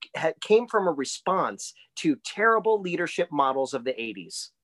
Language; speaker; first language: English; native; English